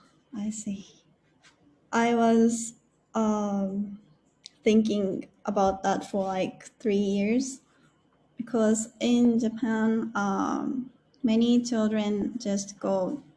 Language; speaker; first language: English; non-native, learner; Japanese